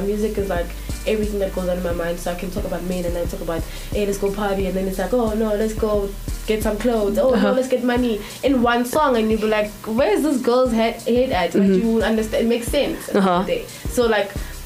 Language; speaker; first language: English; non-native, local second language; Zulu